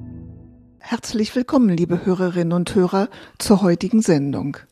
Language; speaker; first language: German; native; German